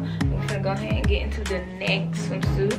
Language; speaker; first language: English; native; English